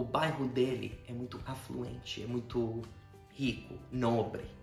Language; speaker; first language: Portuguese; non-native, fluent; English